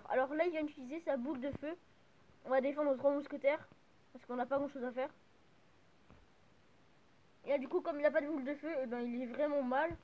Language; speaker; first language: French; native; French